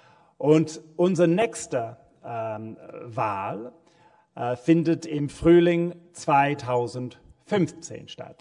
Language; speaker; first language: German; non-native, fluent; English